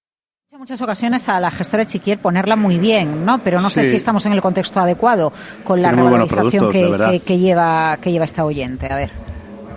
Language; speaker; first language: Spanish; native; Spanish